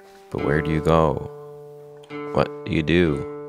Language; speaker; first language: English; non-native, fluent; Swedish